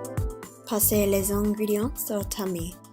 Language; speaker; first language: French; non-native, learner; English